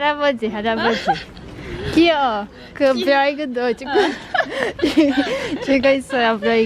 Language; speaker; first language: Korean; non-native, learner; Portuguese